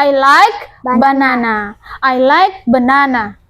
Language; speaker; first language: English; non-native, learner; Indonesian